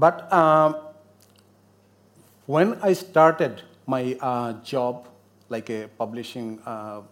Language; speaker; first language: English; non-native, local second language; Bangla